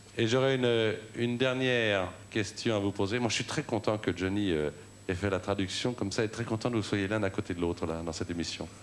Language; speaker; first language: French; native; French